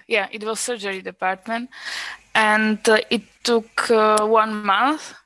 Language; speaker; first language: English; non-native, fluent; Slovak